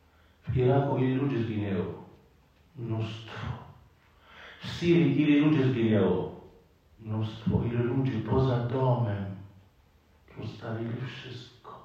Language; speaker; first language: Polish; non-native, fluent; Arabic